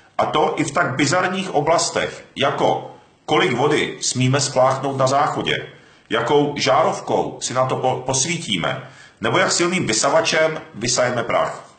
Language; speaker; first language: Czech; early bilingual, other home language; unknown